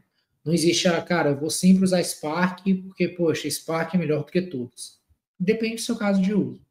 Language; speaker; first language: Portuguese; native; Portuguese